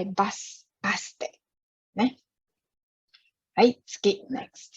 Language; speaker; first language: Japanese; non-native, fluent; Chinese